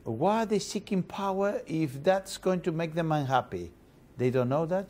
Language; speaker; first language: English; non-native, fluent; Spanish